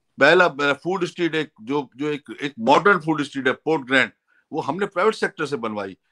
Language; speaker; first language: Urdu; native; Urdu